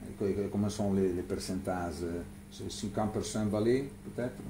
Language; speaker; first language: French; non-native, learner; Italian